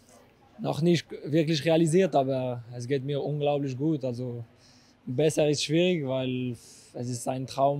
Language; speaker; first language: German; non-native, local second language; French